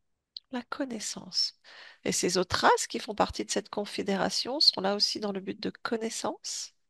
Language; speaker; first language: French; native; French